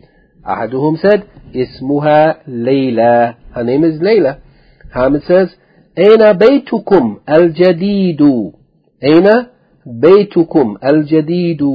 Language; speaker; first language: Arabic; non-native, fluent; English